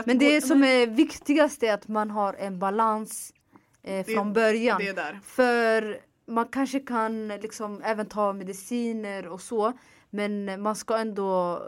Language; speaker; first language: Swedish; non-native, fluent; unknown